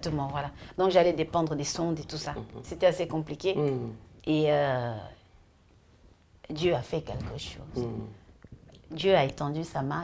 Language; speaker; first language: French; non-native, local second language; Lingala